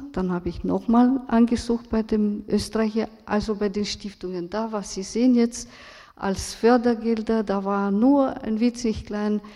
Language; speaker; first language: German; non-native, fluent; Romanian